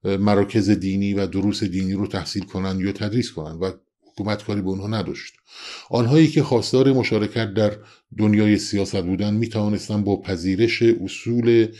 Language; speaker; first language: Persian; non-native, local second language; Central Kurdish